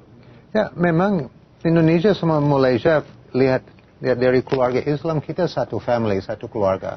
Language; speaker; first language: Indonesian; non-native, fluent; English